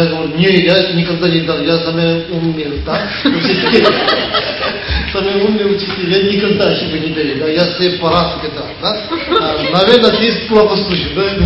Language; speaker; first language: Russian; non-native, learner; Tibetan